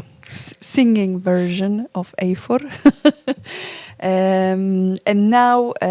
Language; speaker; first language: English; non-native, fluent; Polish